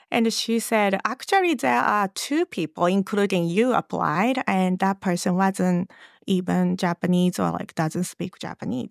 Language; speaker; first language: English; non-native, fluent; Japanese